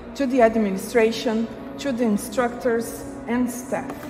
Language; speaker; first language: English; non-native, fluent; Portuguese